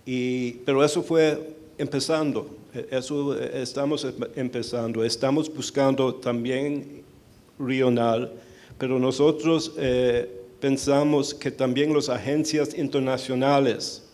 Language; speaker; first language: Spanish; early bilingual, heritage; Spanish